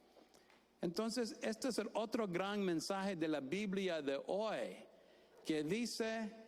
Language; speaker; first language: Spanish; non-native, fluent; English